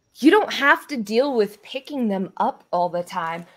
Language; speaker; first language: English; native; English